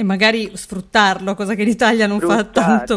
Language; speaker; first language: Italian; native; Italian